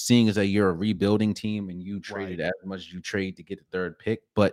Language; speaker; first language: English; native; English